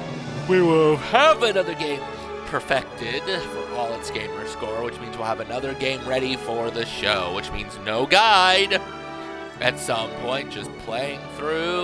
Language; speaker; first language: English; native; English